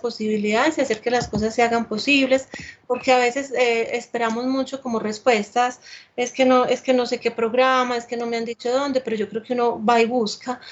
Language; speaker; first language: Spanish; native; Spanish